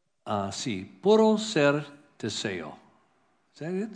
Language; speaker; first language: Spanish; non-native, learner; English